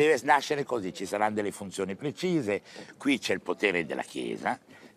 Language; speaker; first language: Italian; native; Italian